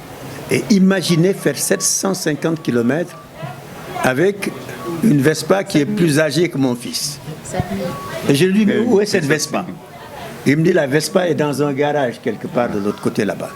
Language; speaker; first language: French; non-native, local second language; Wolof